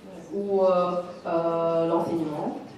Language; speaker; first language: French; non-native, fluent; Chinese